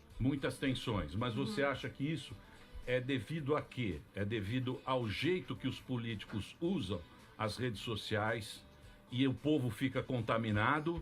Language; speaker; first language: Portuguese; native; Portuguese